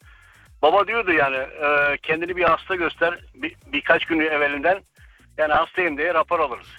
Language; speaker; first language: Turkish; early bilingual, other home language; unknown